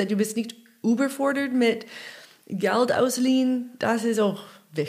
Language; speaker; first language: German; non-native, learner; English